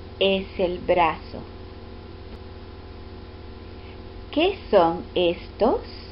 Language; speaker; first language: Spanish; non-native, fluent; English